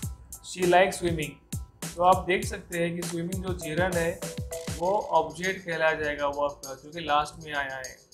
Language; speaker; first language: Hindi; native; Hindi